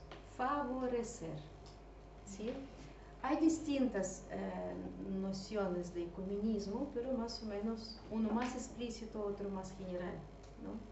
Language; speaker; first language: Spanish; non-native, fluent; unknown